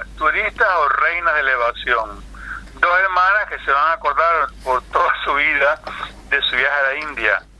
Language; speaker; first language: Spanish; native; Spanish